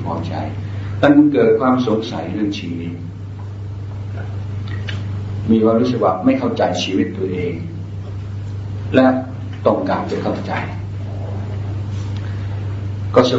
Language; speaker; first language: Thai; non-native, fluent; English